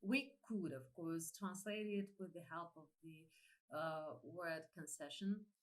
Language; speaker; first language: English; non-native, fluent; Ukrainian